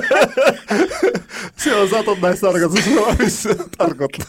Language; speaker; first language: Finnish; non-native, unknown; Arabic